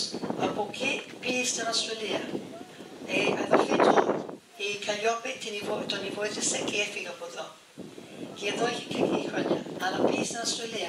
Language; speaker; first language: Greek; early bilingual, heritage; English